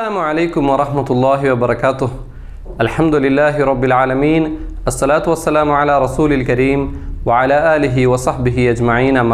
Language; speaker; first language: Arabic; non-native, fluent; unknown